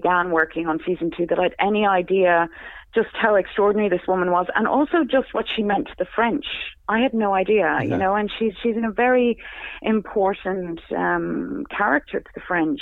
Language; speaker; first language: English; native; English